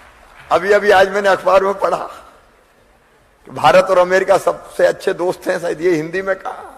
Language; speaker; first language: Hindi; native; Hindi